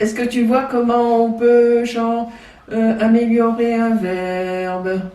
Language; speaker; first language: French; native; French